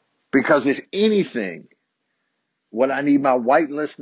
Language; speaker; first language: English; native; English